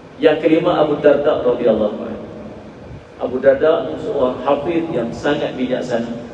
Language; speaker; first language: Malay; native; Malay